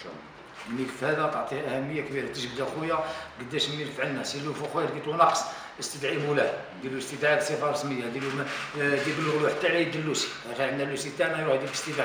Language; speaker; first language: Arabic; native; Arabic